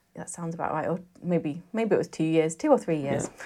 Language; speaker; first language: English; native; English